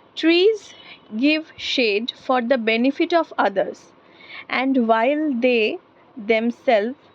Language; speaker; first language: English; non-native, local second language; Bangla